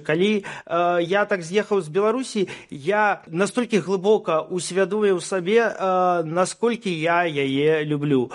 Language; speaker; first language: Belarusian; non-native, local second language; Russian